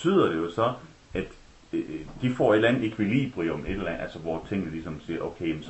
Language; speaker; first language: Danish; native; Danish